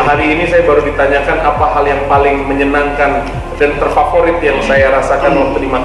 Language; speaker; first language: Indonesian; non-native, fluent; English